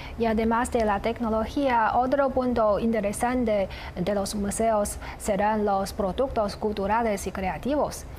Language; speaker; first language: Spanish; non-native, fluent; Chinese